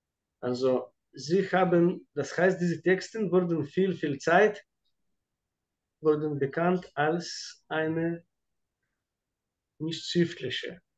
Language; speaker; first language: German; non-native, fluent; Russian